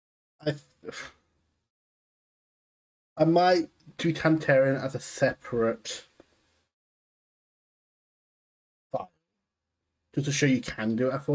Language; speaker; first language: English; native; English